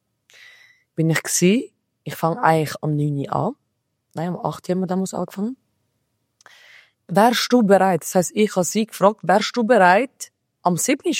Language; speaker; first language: German; early bilingual, other home language; Albanian